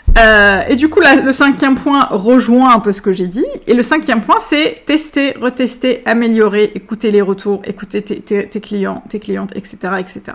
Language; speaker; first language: French; native; French